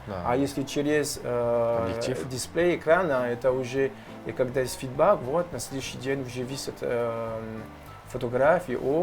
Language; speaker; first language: Russian; non-native, learner; French